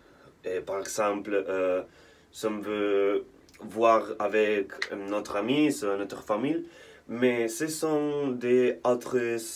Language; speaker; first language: French; non-native, learner; Spanish